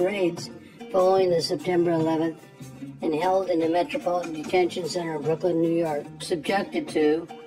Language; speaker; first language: English; native; English